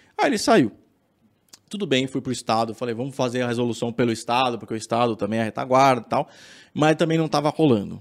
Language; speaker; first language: Portuguese; native; Portuguese